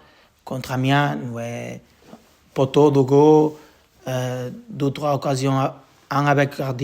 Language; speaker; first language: French; non-native, learner; Portuguese